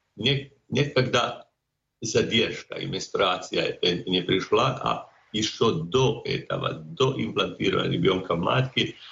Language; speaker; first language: Russian; non-native, fluent; Croatian